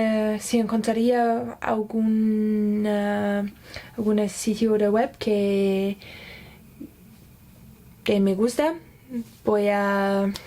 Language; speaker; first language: Spanish; non-native, learner; English